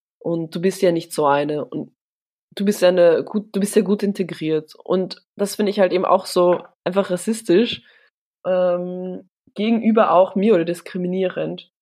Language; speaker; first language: German; early bilingual, other home language; Polish